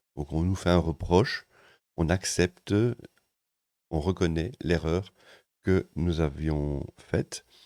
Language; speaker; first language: French; native; French